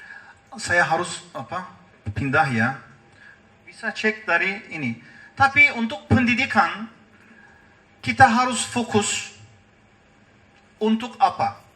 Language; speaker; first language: Indonesian; non-native, learner; Turkish